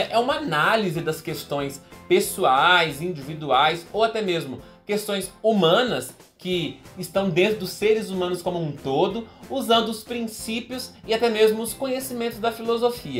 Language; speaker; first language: Portuguese; native; Portuguese